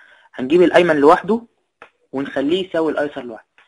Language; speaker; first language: Arabic; native; Arabic